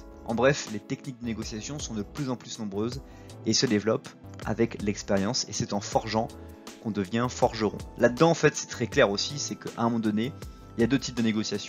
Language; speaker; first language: French; native; French